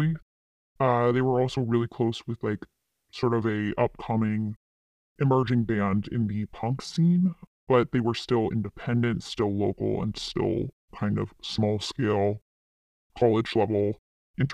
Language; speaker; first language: English; native; English